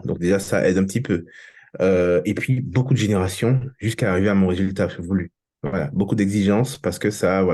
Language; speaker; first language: French; native; French